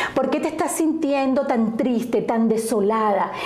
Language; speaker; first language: Spanish; native; Spanish